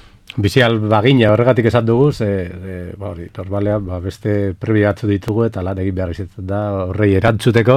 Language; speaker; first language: Basque; native; Basque